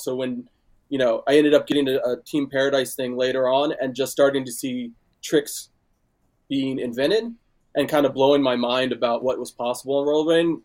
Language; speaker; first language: English; native; English